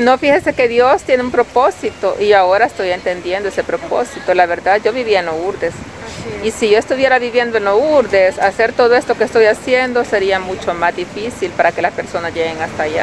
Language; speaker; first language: Spanish; native; Spanish